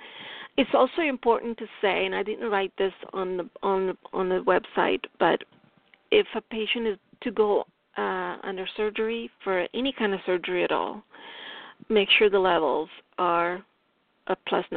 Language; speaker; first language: English; non-native, fluent; Italian